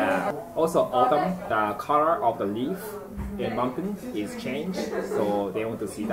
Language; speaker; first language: English; non-native, fluent; Japanese